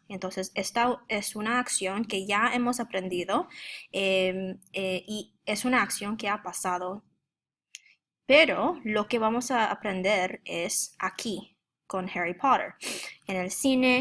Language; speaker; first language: Spanish; non-native, fluent; English